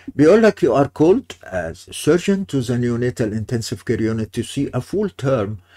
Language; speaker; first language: English; non-native, fluent; Arabic